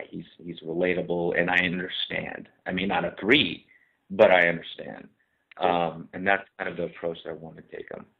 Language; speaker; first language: English; native; English